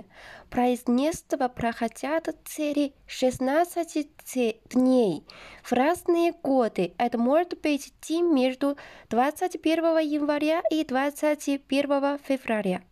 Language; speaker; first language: Russian; non-native, learner; Chinese